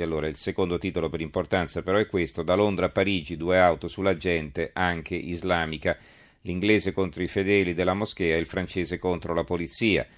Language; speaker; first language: Italian; native; Italian